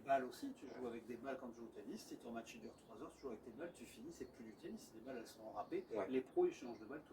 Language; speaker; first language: French; native; French